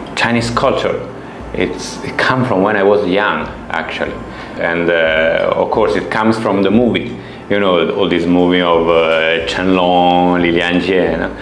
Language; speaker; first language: English; non-native, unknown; Italian